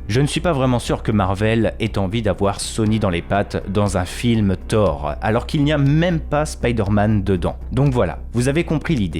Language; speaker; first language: French; native; French